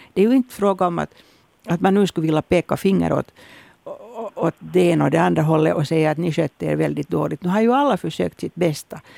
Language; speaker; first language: Swedish; native; Swedish